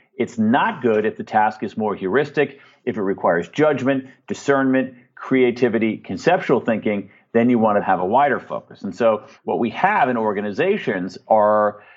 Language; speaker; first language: English; native; English